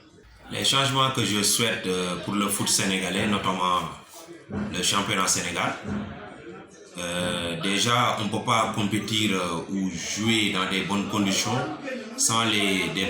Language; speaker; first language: French; non-native, local second language; Wolof